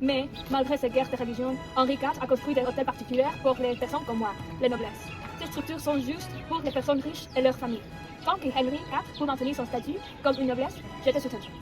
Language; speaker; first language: French; non-native, learner; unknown